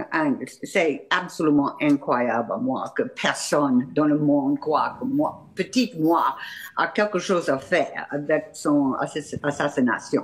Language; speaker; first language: French; non-native, fluent; English